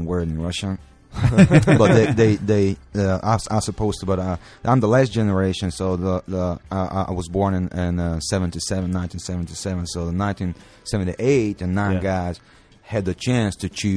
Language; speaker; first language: English; non-native, fluent; Hungarian